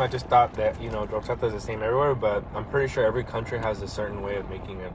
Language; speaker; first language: English; early bilingual, other home language; Spanish